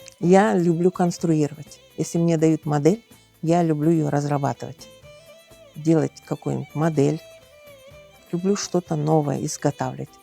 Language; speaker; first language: Russian; non-native, local second language; Uyghur